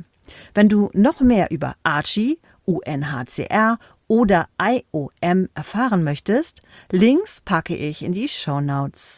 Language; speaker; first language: German; native; German